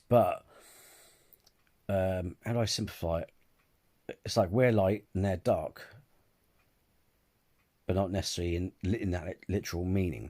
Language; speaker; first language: English; native; English